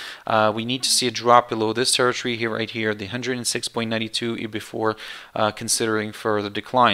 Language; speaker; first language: English; non-native, fluent; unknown